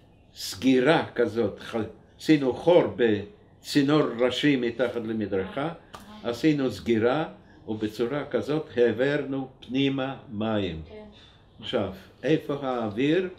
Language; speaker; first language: Hebrew; non-native, fluent; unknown